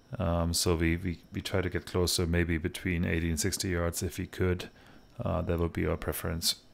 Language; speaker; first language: English; native; English